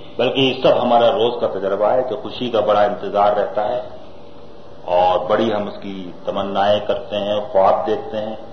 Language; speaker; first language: Urdu; native; Urdu